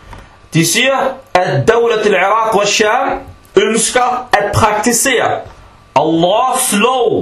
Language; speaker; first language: Danish; early bilingual, other home language; Arabic